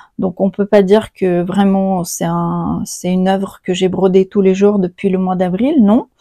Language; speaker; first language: French; non-native, fluent; Ukrainian